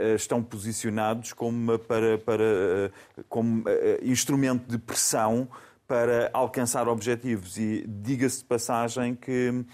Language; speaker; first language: Portuguese; native; Portuguese